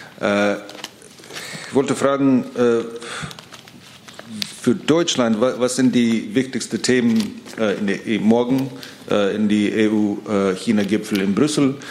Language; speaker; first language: German; non-native, learner; English